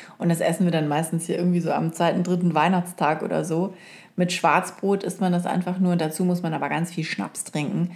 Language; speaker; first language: German; native; German